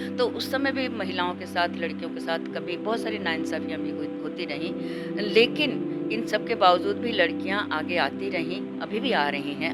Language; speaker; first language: Hindi; non-native, local second language; Odia